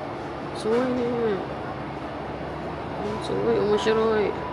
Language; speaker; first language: Japanese; non-native, learner; Filipino